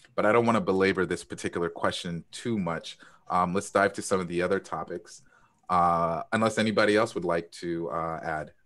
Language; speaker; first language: English; native; English